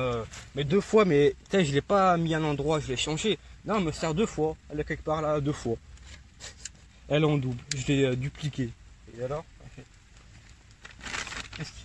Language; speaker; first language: French; native; French